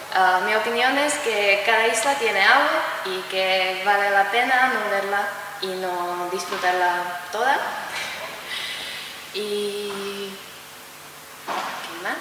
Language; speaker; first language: Spanish; non-native, fluent; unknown